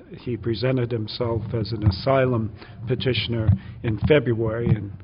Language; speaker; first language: English; native; English